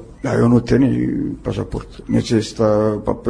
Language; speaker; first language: Spanish; non-native, learner; Romanian